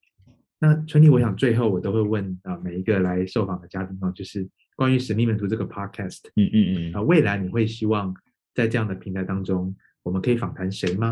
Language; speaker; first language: Chinese; native; Chinese